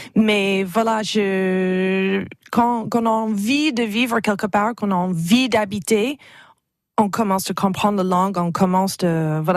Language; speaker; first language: French; non-native, fluent; English